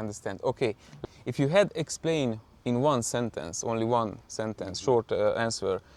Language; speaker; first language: English; non-native, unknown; Hungarian